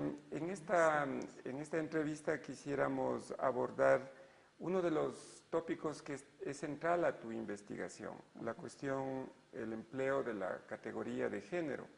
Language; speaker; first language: Spanish; native; Spanish